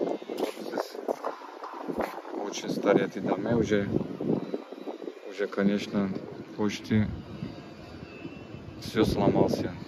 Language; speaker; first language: Russian; non-native, learner; Turkish